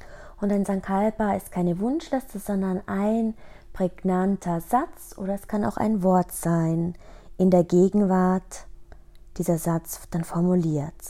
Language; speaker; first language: German; native; German